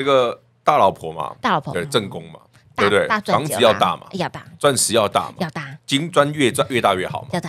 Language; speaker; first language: Chinese; native; Chinese